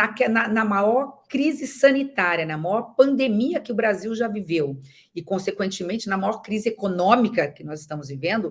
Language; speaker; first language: Portuguese; native; Portuguese